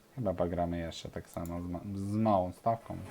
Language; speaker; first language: Polish; non-native, fluent; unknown